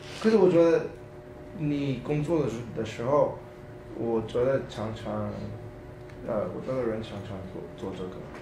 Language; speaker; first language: Chinese; non-native, learner; English